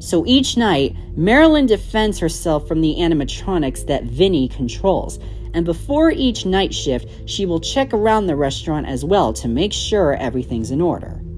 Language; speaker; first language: English; native; English